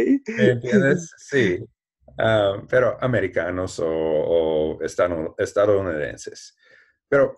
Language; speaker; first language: Spanish; non-native, learner; English